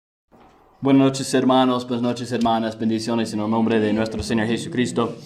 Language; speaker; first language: Spanish; non-native, fluent; English